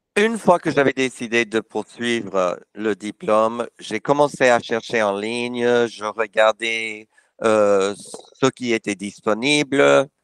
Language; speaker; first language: French; non-native, fluent; English